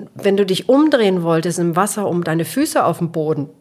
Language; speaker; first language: German; native; German